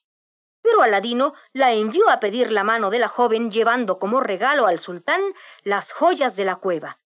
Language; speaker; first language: Spanish; native; Spanish